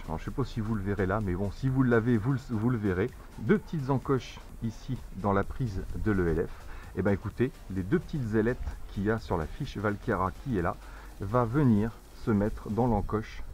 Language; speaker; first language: French; native; French